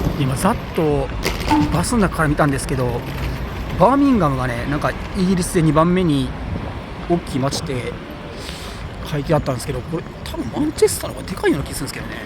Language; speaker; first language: Japanese; native; Japanese